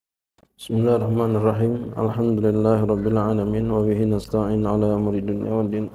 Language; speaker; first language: Arabic; non-native, fluent; Indonesian